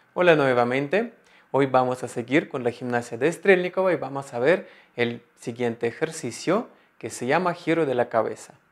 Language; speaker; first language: Spanish; non-native, fluent; Russian